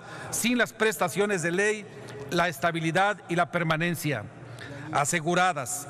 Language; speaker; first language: Spanish; native; Spanish